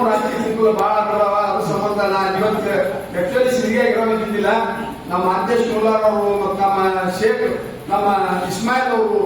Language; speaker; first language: Kannada; native; Kannada